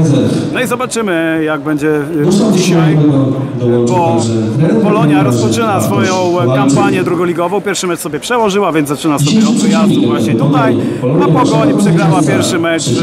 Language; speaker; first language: Polish; native; Polish